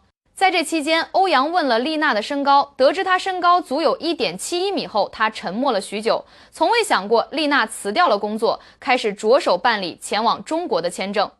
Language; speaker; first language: Chinese; native; Chinese